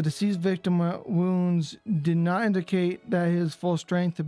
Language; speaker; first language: English; native; English